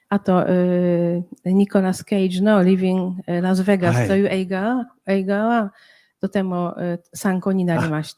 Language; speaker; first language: Japanese; non-native, fluent; Polish